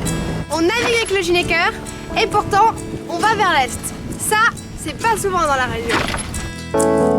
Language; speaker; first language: French; native; French